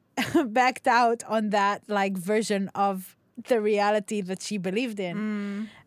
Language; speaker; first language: English; non-native, local second language; Hebrew